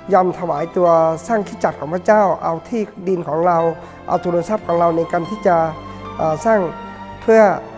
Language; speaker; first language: Thai; non-native, local second language; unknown